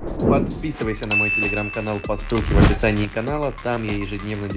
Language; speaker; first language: Russian; native; Russian